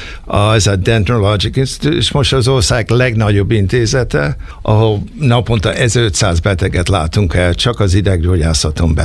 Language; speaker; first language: Hungarian; early bilingual, heritage; Hungarian